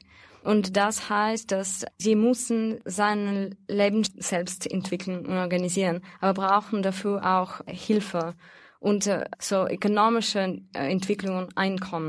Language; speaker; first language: German; non-native, fluent; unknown